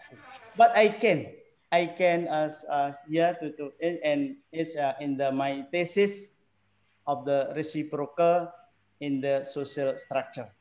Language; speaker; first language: English; non-native, learner; Indonesian